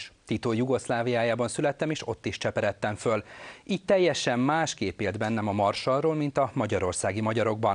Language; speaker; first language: Hungarian; native; Hungarian